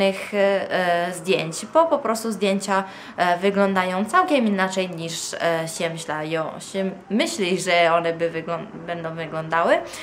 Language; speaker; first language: Polish; non-native, fluent; Italian